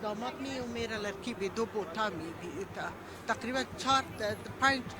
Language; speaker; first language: Hindi; non-native, learner; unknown